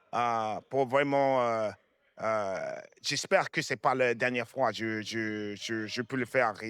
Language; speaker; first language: French; non-native, fluent; English